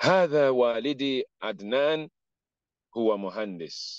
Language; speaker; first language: Arabic; non-native, learner; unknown